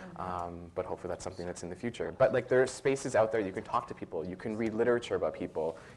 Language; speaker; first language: English; native; English